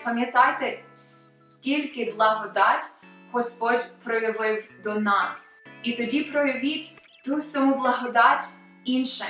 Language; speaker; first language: Ukrainian; early bilingual, other home language; English